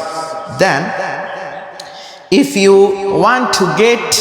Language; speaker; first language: English; non-native, learner; Bangla